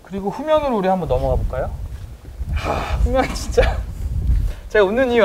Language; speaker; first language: Korean; native; Korean